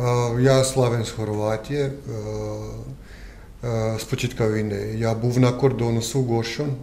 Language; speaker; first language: Ukrainian; non-native, learner; Croatian